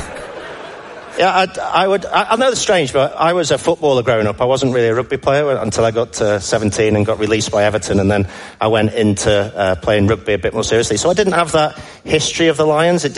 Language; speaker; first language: English; native; English